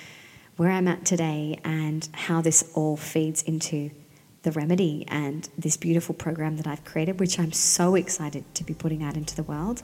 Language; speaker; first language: English; native; English